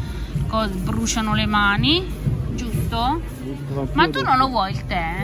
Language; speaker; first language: Italian; native; Italian